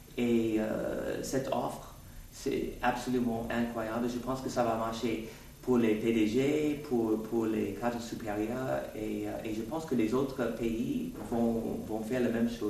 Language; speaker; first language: French; non-native, fluent; English